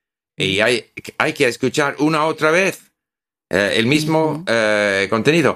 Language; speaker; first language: Spanish; non-native, fluent; English